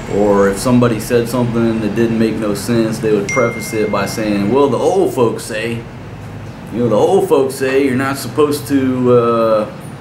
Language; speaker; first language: English; native; English